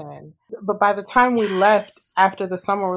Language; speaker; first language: English; native; English